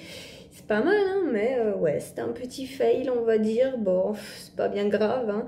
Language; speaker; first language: French; native; French